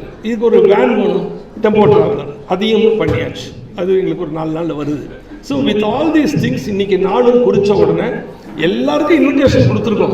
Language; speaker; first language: Tamil; native; Tamil